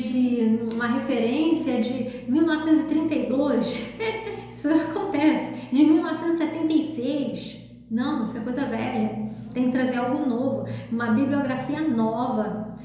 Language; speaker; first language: Portuguese; native; Portuguese